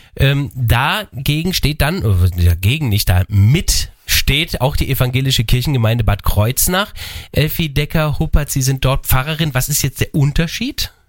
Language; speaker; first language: German; native; German